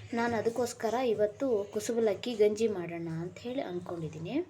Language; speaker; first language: Kannada; native; Kannada